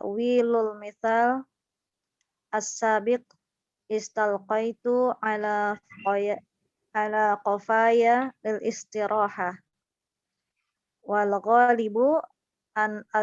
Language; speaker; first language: Arabic; non-native, learner; Indonesian